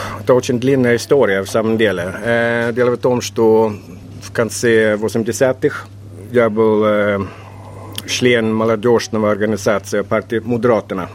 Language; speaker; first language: Russian; non-native, fluent; Swedish